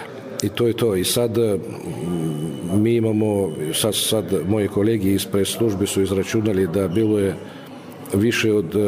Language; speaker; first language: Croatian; non-native, fluent; Russian